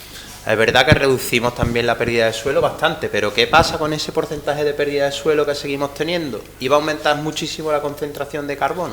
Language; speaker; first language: Spanish; native; Spanish